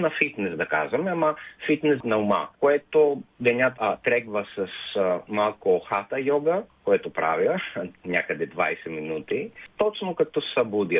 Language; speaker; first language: Bulgarian; non-native, fluent; Greek